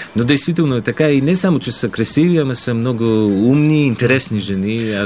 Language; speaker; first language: Bulgarian; early bilingual, heritage; Polish